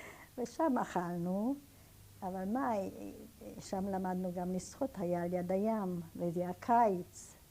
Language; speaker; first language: Hebrew; non-native, fluent; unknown